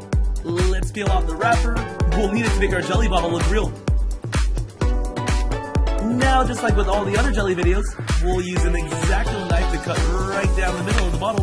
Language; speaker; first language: English; native; English